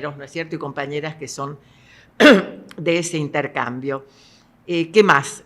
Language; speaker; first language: Spanish; native; Spanish